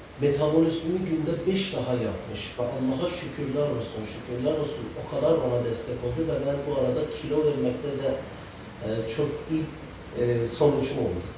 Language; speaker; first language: Turkish; non-native, fluent; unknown